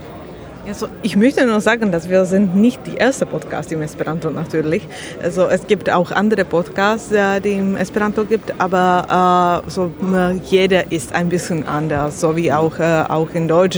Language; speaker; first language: German; non-native, learner; Slovak